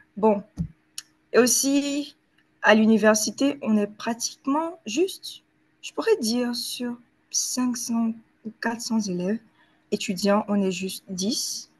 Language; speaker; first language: French; native; French